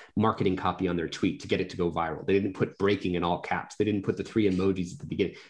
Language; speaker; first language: English; native; English